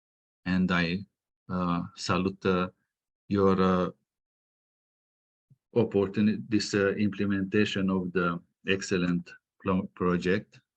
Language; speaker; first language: English; non-native, fluent; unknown